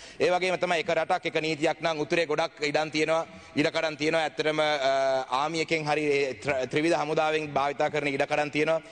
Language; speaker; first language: Sinhala; non-native, local second language; Tamil